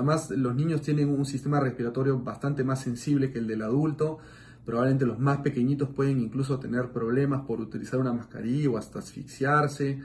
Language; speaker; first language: Spanish; native; Spanish